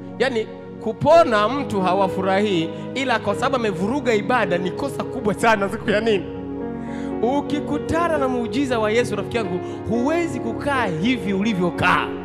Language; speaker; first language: Swahili; native; Swahili